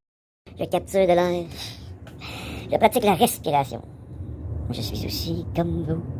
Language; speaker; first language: French; native; French